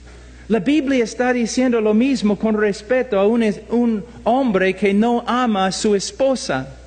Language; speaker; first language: Spanish; non-native, fluent; English